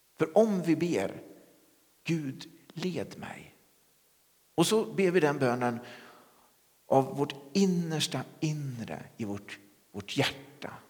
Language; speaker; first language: Swedish; native; Swedish